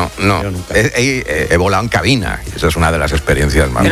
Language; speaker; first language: Spanish; native; Spanish